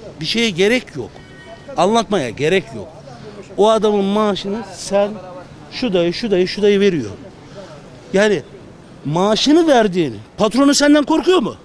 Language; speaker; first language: Turkish; native; Turkish